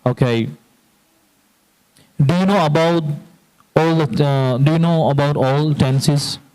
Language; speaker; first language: English; non-native, fluent; Hindi